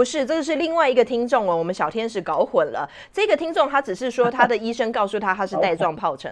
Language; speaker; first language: Chinese; native; Chinese